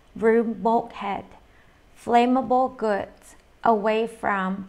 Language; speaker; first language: English; non-native, fluent; Vietnamese